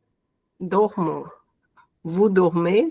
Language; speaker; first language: French; non-native, learner; Portuguese